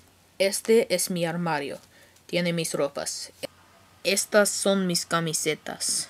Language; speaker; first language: Spanish; non-native, learner; English